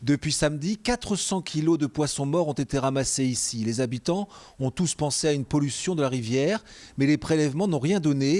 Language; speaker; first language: French; native; French